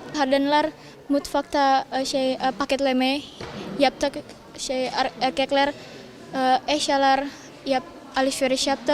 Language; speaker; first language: Turkish; non-native, learner; Indonesian